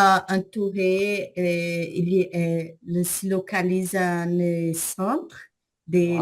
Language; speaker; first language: French; non-native, learner; Portuguese